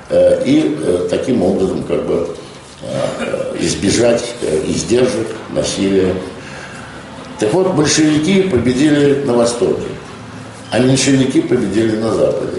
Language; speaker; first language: Russian; native; Russian